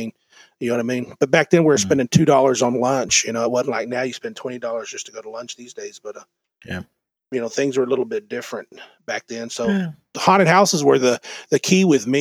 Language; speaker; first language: English; native; English